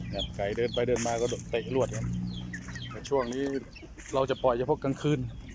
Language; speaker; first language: Thai; native; Thai